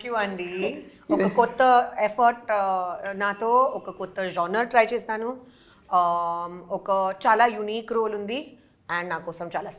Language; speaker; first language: Telugu; non-native, fluent; Hindi